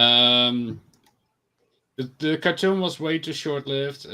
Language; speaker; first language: English; native; English